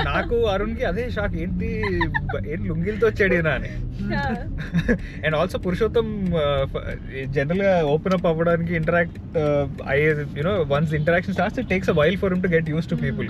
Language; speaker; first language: Telugu; native; Telugu